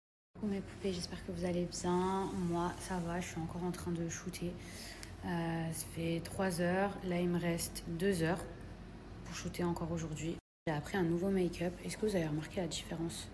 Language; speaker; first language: French; native; French